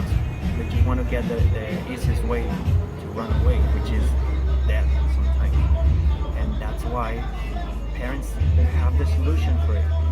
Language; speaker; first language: English; non-native, fluent; Spanish